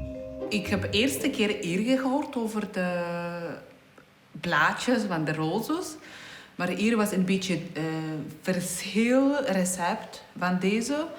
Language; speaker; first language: Dutch; non-native, learner; Polish